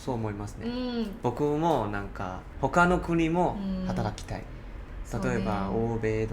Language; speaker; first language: Japanese; non-native, learner; Cantonese